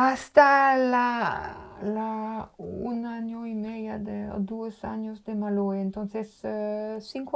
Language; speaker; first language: Spanish; non-native, learner; French